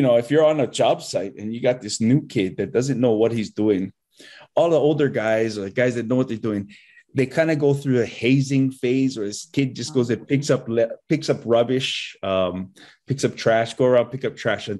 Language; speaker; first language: English; native; English